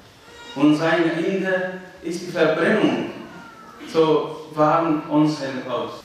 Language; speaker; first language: German; non-native, fluent; Arabic